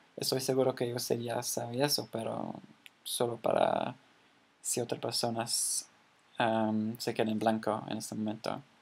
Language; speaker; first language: Spanish; non-native, fluent; English